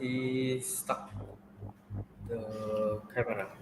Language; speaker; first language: English; non-native, fluent; Indonesian